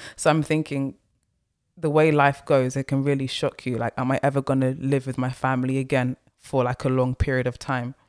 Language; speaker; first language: English; native; English